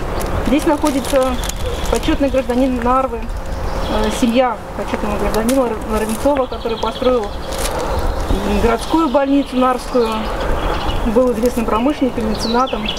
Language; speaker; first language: Russian; native; Russian